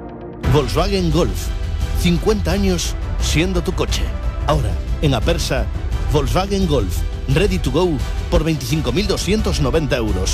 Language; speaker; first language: Spanish; native; Spanish